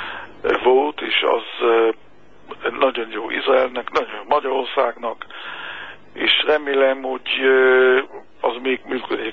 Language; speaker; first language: Hungarian; non-native, fluent; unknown